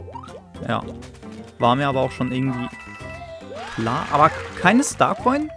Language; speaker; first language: German; native; German